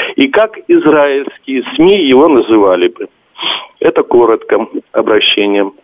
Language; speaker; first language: Russian; non-native, local second language; Georgian